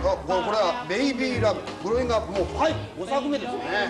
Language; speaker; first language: Japanese; native; Japanese